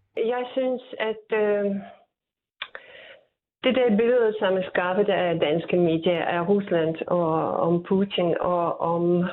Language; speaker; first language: Danish; non-native, fluent; Russian